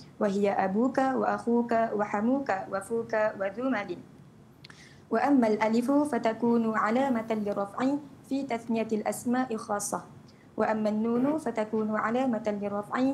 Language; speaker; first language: Arabic; non-native, learner; Malay